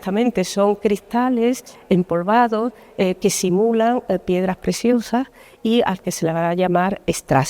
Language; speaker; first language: Spanish; native; Spanish